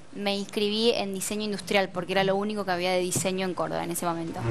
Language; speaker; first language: Spanish; native; Spanish